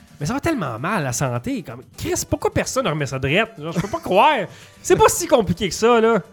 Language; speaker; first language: French; native; French